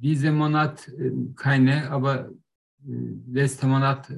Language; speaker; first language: German; non-native, learner; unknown